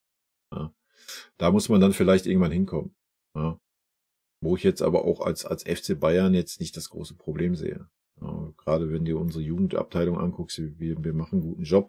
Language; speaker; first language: German; native; German